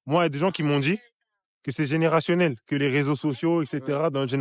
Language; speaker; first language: French; native; French